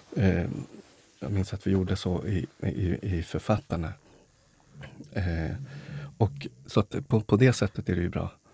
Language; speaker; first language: Swedish; early bilingual, other home language; Spanish